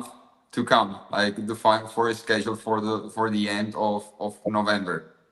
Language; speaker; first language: English; non-native, fluent; Czech